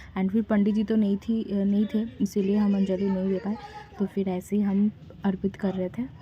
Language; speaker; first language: Hindi; non-native, local second language; Bangla